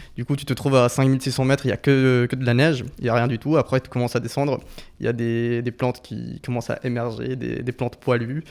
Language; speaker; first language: French; non-native, fluent; Spanish